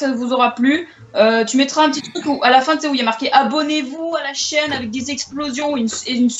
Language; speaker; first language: French; native; French